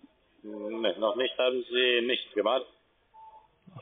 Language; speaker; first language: German; non-native, fluent; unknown